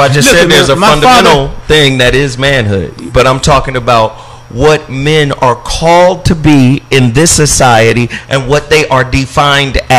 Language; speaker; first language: English; native; English